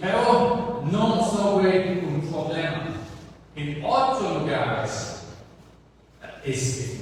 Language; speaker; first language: Spanish; non-native, learner; English